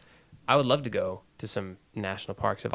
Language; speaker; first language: English; native; English